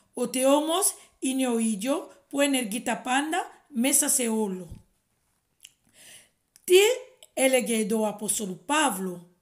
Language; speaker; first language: Greek; non-native, fluent; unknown